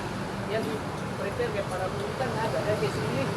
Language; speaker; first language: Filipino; non-native, local second language; Cebuano